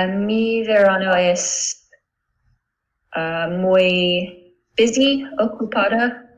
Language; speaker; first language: Spanish; non-native, learner; English